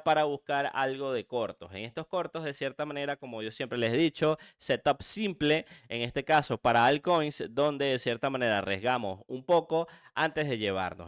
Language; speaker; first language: Spanish; native; Spanish